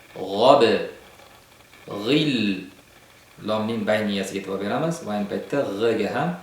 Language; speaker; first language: Uzbek; native; Uzbek